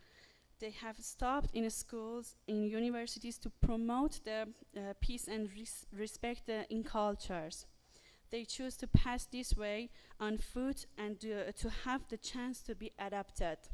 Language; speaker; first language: English; non-native, local second language; Persian